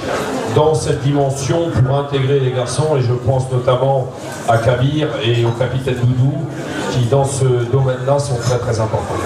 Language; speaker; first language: French; native; French